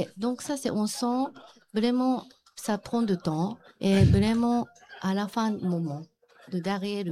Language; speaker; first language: French; non-native, learner; Japanese